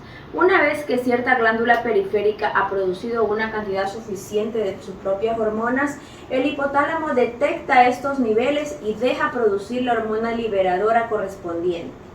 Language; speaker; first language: Spanish; native; Spanish